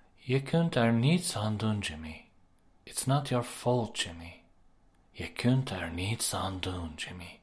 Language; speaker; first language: Dutch; non-native, learner; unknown